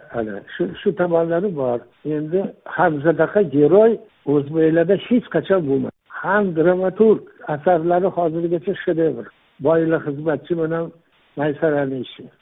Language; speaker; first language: Uzbek; non-native, local second language; Tajik